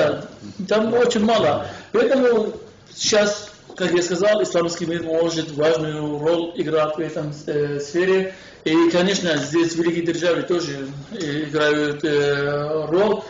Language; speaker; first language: Russian; non-native, fluent; Kurdish